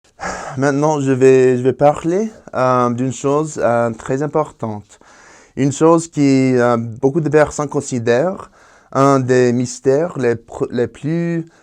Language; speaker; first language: French; non-native, fluent; Spanish